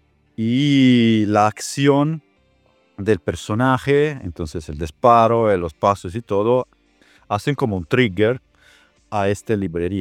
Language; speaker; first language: Spanish; non-native, fluent; Italian